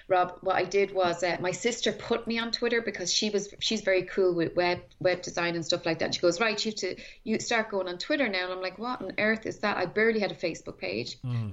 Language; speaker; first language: English; native; English